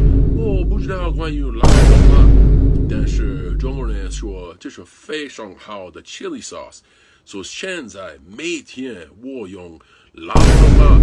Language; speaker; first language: Chinese; non-native, learner; English